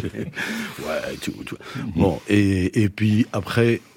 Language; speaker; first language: French; native; French